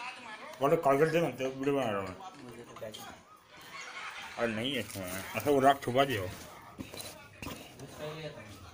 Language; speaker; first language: Hindi; native; Hindi